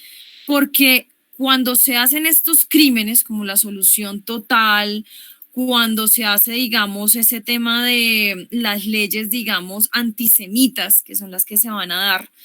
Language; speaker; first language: Spanish; native; Spanish